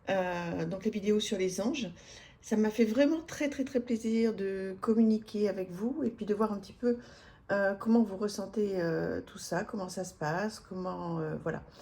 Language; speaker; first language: French; native; French